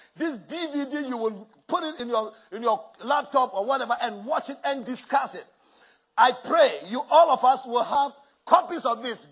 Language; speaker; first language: English; non-native, local second language; Akan